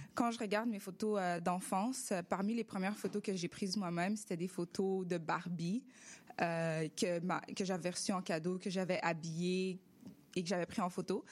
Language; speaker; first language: French; early bilingual, other home language; Russian